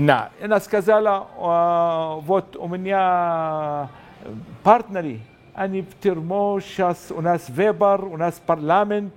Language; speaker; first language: Russian; non-native, learner; Arabic